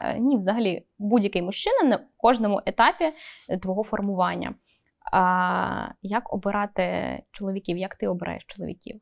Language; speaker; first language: Ukrainian; native; Ukrainian